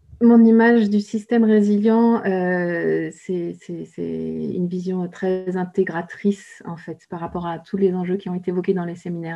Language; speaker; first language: French; native; French